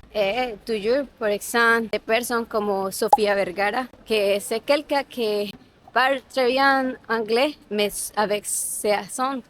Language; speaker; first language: French; non-native, learner; Spanish